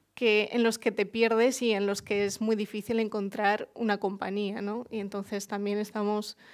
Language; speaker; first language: Spanish; early bilingual, other home language; Russian